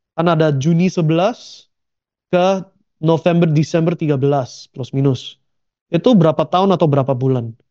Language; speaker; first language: Indonesian; early bilingual, heritage; Indonesian